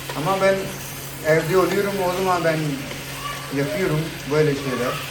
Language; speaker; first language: Turkish; non-native, learner; Urdu